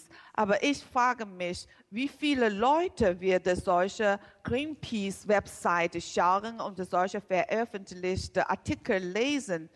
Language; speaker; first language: German; non-native, learner; Chinese